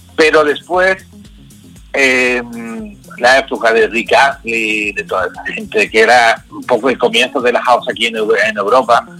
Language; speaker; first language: Spanish; early bilingual, heritage; Spanish